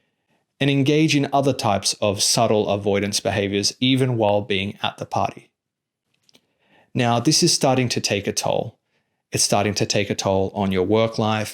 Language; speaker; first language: English; native; English